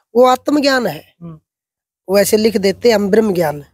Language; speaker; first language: Hindi; native; Hindi